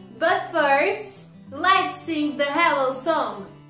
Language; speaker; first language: English; non-native, fluent; Portuguese